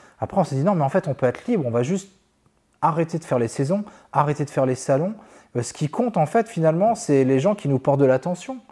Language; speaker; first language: French; native; French